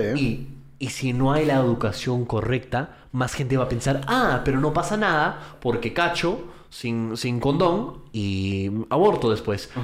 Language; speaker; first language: Spanish; early bilingual, heritage; Spanish